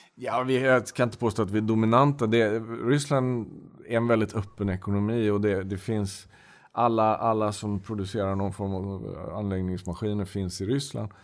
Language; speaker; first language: Swedish; native; Swedish